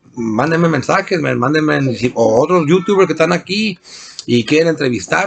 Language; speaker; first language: Spanish; early bilingual, other home language; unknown